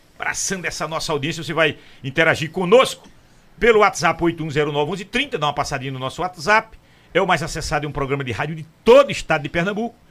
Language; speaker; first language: Portuguese; native; Portuguese